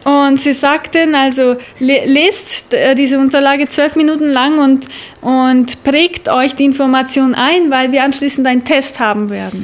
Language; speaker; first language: German; native; German